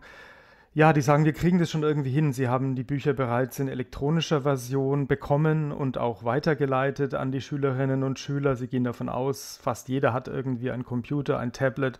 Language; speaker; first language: German; native; German